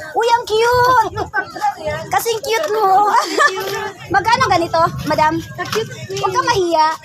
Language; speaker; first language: Filipino; non-native, local second language; Bikol